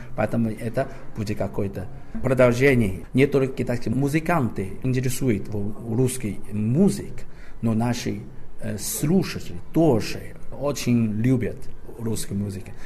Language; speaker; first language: Russian; non-native, learner; Chinese